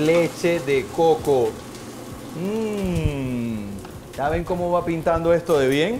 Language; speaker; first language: Spanish; native; Spanish